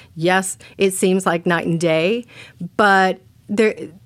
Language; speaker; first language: English; native; English